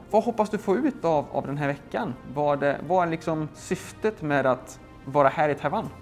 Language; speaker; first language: Swedish; native; Swedish